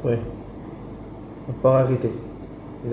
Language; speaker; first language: French; non-native, learner; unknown